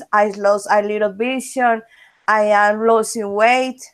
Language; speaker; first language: English; non-native, learner; Spanish